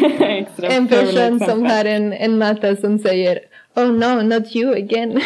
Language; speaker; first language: Swedish; non-native, learner; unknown